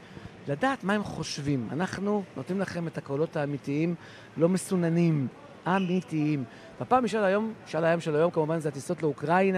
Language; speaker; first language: Hebrew; native; Hebrew